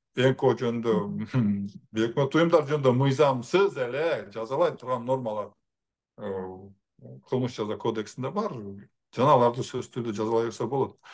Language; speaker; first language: Kyrgyz; native; Kyrgyz